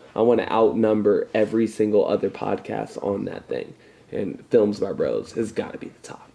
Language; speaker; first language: English; native; English